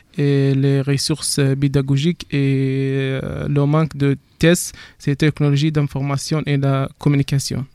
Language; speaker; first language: French; non-native, fluent; Arabic